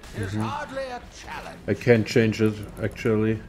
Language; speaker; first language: English; non-native, fluent; German